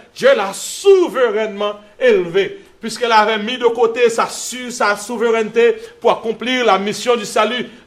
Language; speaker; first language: French; native; French